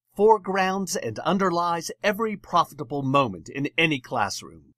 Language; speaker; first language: English; native; English